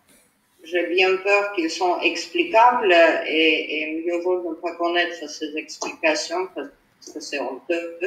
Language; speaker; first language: French; non-native, fluent; Armenian